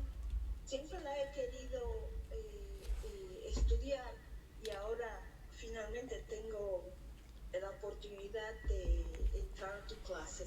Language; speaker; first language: Spanish; early bilingual, heritage; Spanish